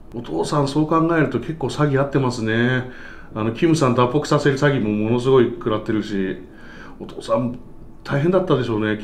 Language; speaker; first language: Japanese; native; Japanese